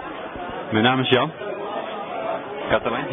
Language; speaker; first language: Dutch; early bilingual, other home language; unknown